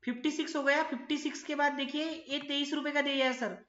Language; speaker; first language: Hindi; non-native, local second language; Marathi